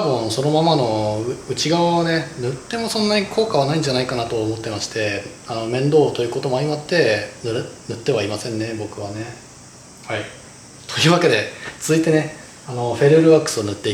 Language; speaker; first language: Japanese; native; Japanese